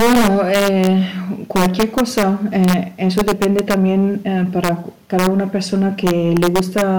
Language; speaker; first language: Spanish; non-native, fluent; German